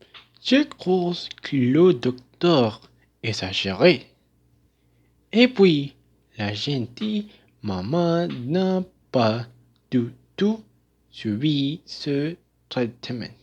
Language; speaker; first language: French; non-native, learner; Spanish